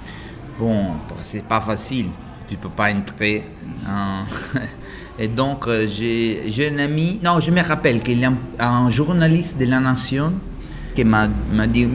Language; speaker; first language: French; non-native, learner; Italian